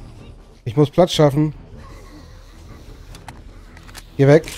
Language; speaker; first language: German; native; German